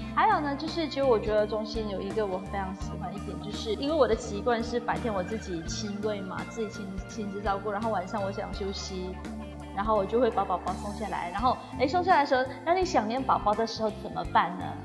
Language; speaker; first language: Chinese; native; Chinese